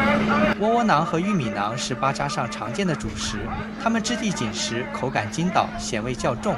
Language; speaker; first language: Chinese; native; Chinese